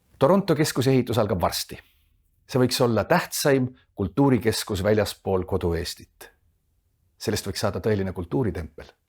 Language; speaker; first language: Estonian; native; Estonian